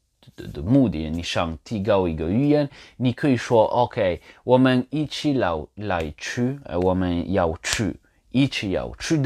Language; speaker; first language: Chinese; non-native, learner; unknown